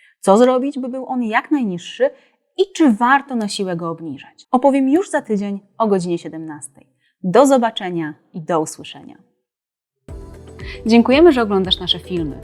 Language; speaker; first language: Polish; native; Polish